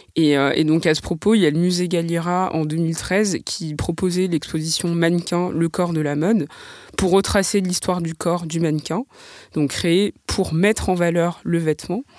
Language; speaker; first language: French; native; French